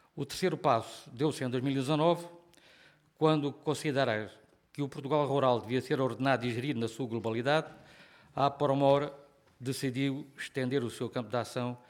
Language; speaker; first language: Portuguese; native; Portuguese